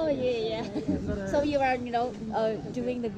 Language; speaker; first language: English; non-native, learner; Vietnamese